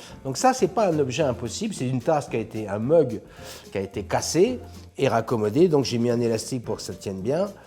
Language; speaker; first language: French; native; French